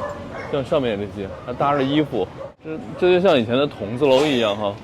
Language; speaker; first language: Chinese; native; Chinese